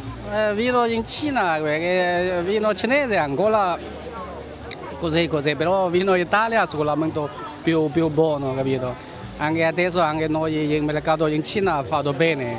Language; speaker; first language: Italian; non-native, learner; Chinese